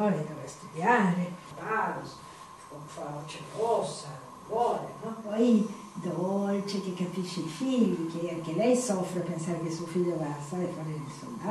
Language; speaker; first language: Italian; native; Italian